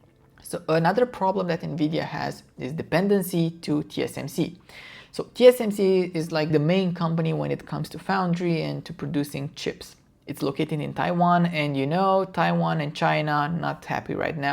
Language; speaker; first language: English; non-native, fluent; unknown